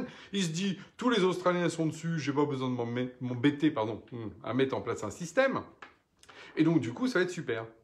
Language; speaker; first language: French; native; French